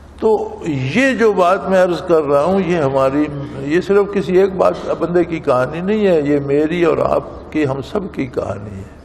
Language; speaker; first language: Urdu; non-native, local second language; Punjabi